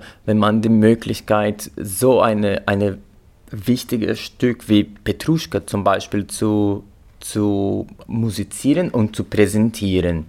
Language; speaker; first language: German; non-native, fluent; Portuguese